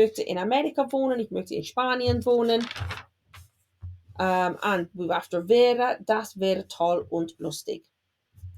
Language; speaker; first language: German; non-native, fluent; English